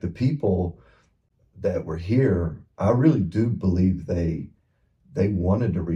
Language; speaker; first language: English; native; English